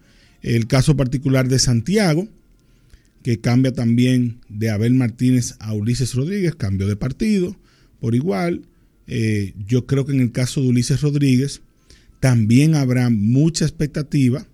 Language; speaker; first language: Spanish; native; Spanish